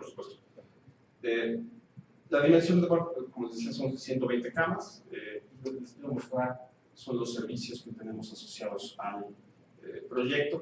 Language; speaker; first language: Spanish; native; Spanish